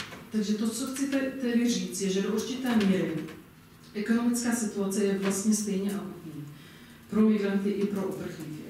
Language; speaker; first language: Czech; non-native, fluent; Arabic